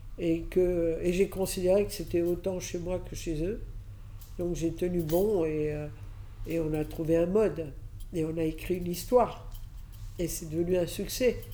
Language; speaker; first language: French; early bilingual, other home language; Catalan